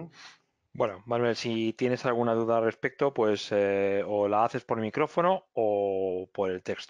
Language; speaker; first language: Spanish; native; Spanish